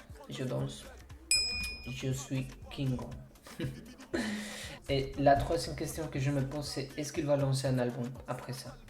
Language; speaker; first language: French; non-native, fluent; Spanish